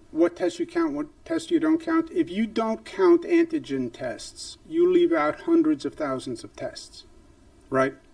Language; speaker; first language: English; native; English